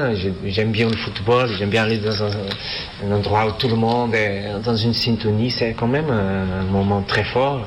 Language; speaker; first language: French; non-native, fluent; Portuguese